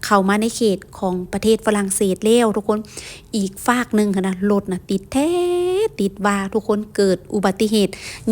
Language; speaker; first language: Thai; non-native, local second language; Lao